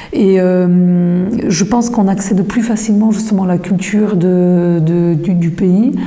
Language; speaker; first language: French; non-native, fluent; Polish